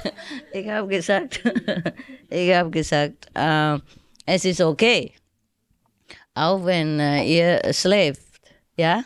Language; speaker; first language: German; non-native, learner; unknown